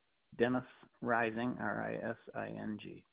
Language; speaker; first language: English; native; English